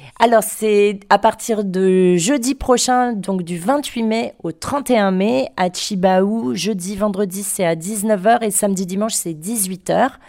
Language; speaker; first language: French; native; French